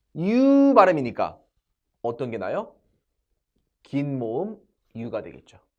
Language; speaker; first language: Korean; native; Korean